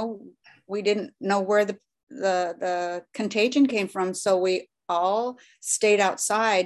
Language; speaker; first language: English; early bilingual, other home language; Norwegian